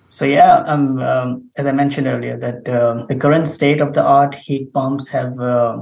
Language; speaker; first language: English; non-native, local second language; Urdu